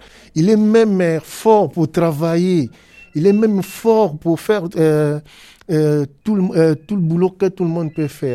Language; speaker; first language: French; non-native, learner; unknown